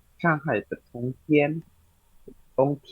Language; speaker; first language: Chinese; non-native, learner; Indonesian